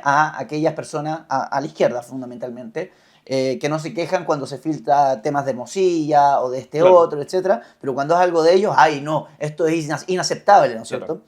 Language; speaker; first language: Spanish; native; Spanish